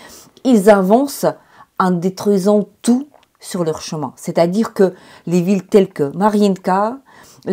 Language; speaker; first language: French; non-native, fluent; Ukrainian